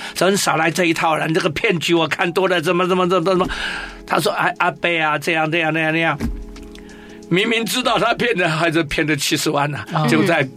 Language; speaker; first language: Chinese; native; Chinese